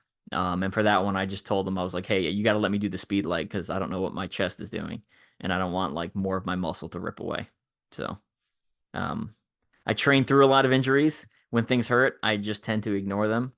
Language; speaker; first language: English; native; English